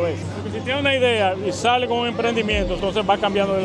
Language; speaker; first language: Spanish; native; Spanish